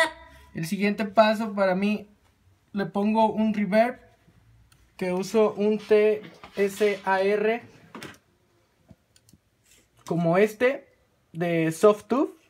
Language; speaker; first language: Spanish; native; Spanish